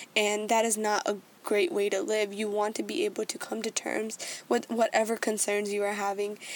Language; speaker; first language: English; native; English